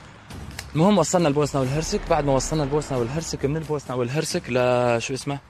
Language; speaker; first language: Arabic; native; Arabic